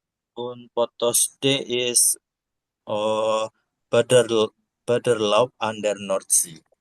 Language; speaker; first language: German; non-native, learner; Indonesian